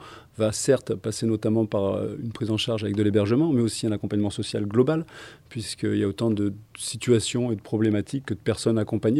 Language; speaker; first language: French; native; French